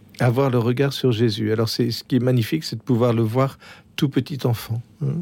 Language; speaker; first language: French; native; French